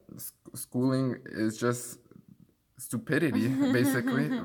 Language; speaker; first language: English; early bilingual, other home language; Spanish